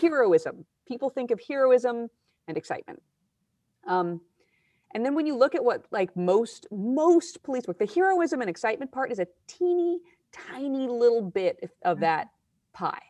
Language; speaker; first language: English; native; English